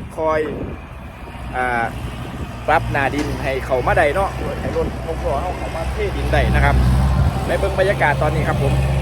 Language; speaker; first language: Thai; native; Thai